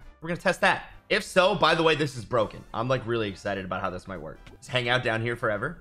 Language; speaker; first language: English; native; English